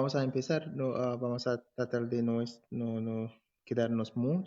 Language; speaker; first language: Spanish; non-native, fluent; English